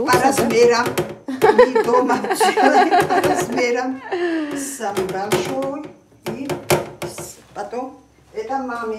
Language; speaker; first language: Russian; non-native, learner; Georgian